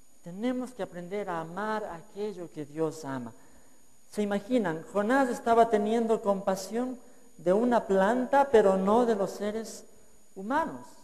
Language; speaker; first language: Spanish; native; Spanish